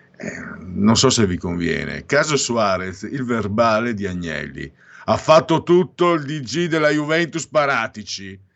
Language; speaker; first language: Italian; non-native, local second language; Friulian